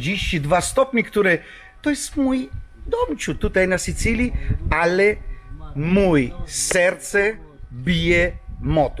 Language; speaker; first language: Polish; non-native, fluent; Italian